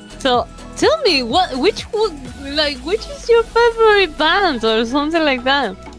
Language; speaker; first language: English; non-native, fluent; Spanish